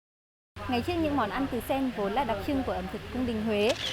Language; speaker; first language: Vietnamese; native; Vietnamese